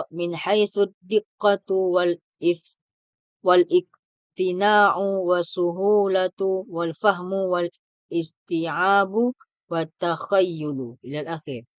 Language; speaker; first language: Arabic; non-native, learner; Indonesian